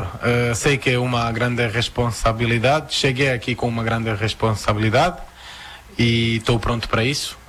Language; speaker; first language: Portuguese; non-native, fluent; Croatian